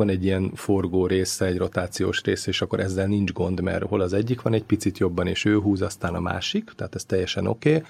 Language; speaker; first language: Hungarian; native; Hungarian